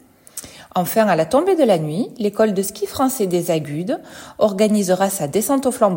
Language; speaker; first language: French; native; French